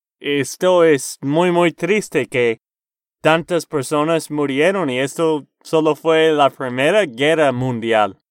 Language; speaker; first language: Spanish; non-native, fluent; English